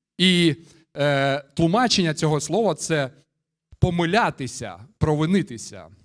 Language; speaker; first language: Ukrainian; non-native, local second language; Russian